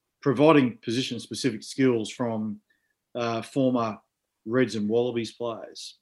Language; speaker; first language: English; native; English